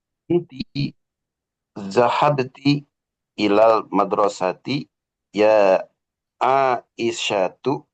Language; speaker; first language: Arabic; non-native, learner; Indonesian